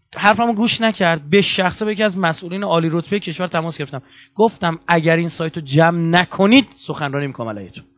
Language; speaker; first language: Persian; native; Persian